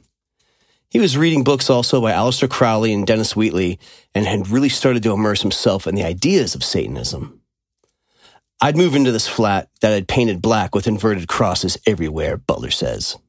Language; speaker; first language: English; native; English